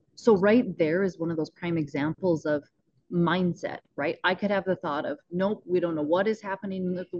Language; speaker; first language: English; native; English